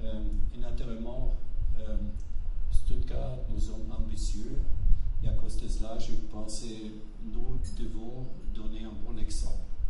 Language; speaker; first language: French; non-native, fluent; German